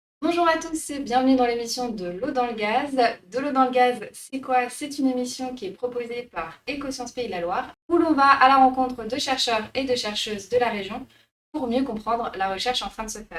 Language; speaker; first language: French; native; French